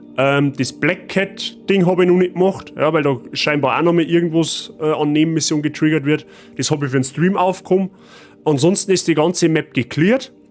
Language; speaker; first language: German; native; German